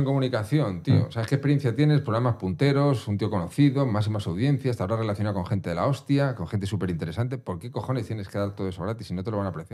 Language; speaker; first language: Spanish; native; Spanish